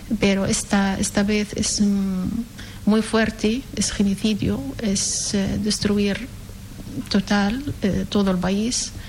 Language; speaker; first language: Spanish; non-native, learner; Arabic